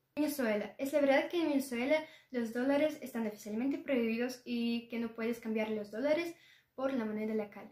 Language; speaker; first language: Spanish; non-native, learner; Russian